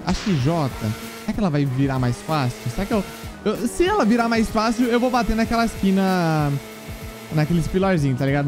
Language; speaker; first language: Portuguese; native; Portuguese